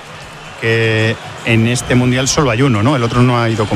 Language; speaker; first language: Spanish; native; Spanish